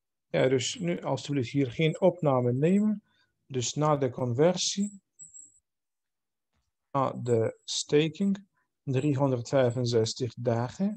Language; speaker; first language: Dutch; non-native, fluent; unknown